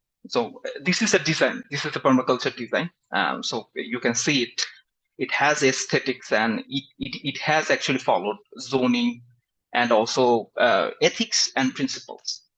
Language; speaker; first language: English; non-native, fluent; Bangla